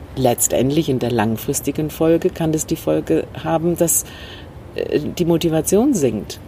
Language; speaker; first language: German; non-native, fluent; English